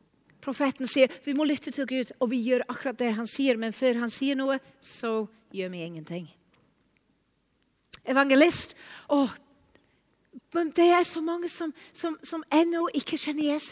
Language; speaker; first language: Norwegian; non-native, fluent; English